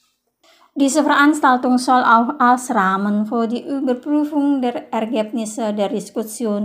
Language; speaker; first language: German; non-native, fluent; Indonesian